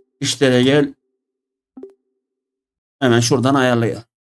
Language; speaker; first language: Turkish; native; Turkish